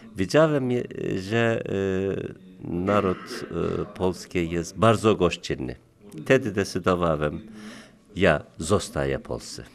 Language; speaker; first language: Polish; non-native, learner; Turkish